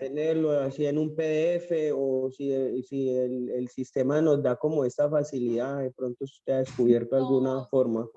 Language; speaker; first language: Spanish; native; Spanish